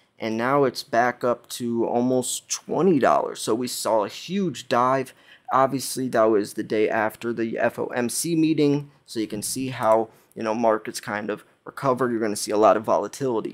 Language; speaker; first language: English; native; English